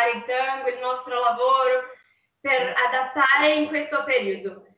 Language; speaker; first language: Italian; non-native, fluent; Portuguese